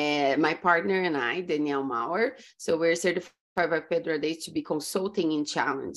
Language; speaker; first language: English; non-native, fluent; Portuguese